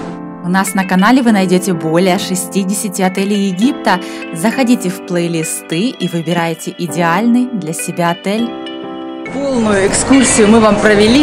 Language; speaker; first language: Russian; native; Russian